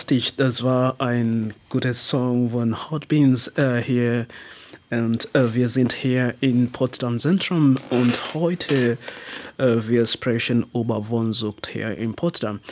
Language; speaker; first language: German; non-native, learner; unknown